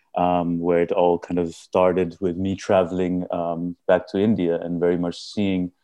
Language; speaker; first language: English; early bilingual, heritage; German